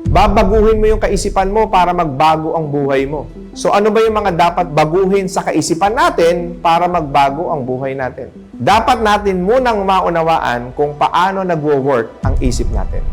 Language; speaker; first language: Filipino; native; Filipino